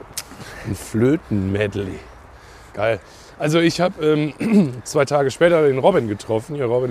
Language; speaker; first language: German; native; German